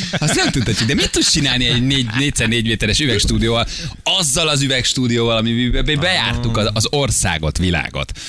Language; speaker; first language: Hungarian; native; Hungarian